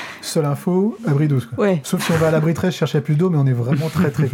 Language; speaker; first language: French; native; French